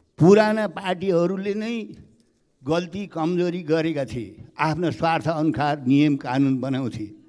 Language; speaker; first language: Nepali; native; Nepali